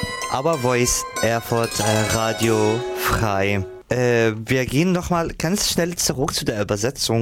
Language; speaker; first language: German; non-native, fluent; Arabic